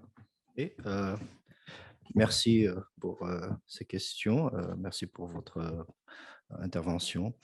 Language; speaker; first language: French; non-native, fluent; Korean